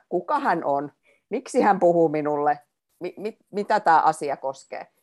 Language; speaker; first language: Finnish; native; Finnish